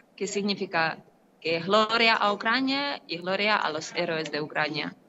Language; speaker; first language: Spanish; non-native, fluent; Ukrainian